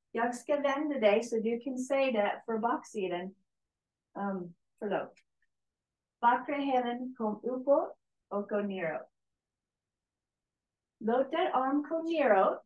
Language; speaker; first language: Swedish; non-native, learner; English